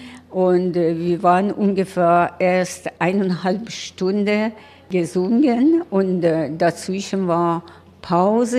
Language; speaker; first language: German; non-native, learner; Persian